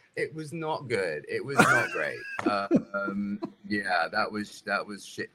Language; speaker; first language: English; native; English